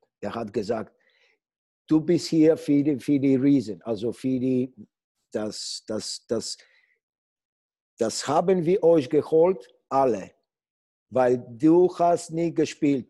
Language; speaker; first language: German; non-native, fluent; Polish